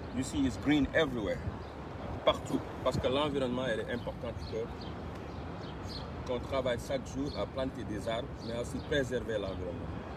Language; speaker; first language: French; non-native, local second language; Wolof